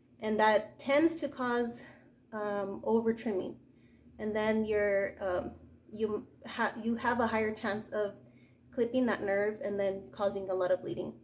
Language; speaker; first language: English; native; English